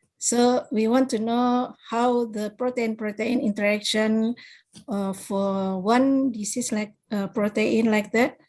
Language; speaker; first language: English; non-native, learner; Indonesian